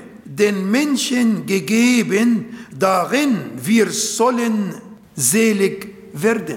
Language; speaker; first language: German; non-native, fluent; Arabic